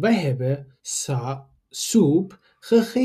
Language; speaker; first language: Dutch; non-native, learner; Tigrinya